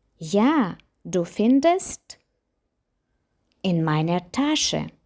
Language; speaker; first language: German; non-native, fluent; Ukrainian